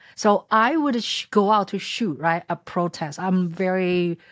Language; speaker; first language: English; non-native, fluent; Chinese